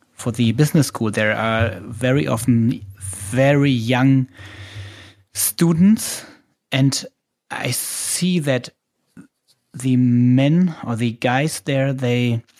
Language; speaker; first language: English; non-native, fluent; German